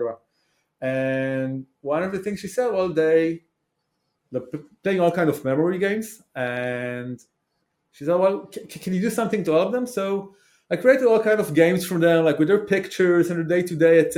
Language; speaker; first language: English; non-native, fluent; Hebrew